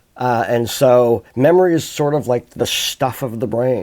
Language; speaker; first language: English; native; English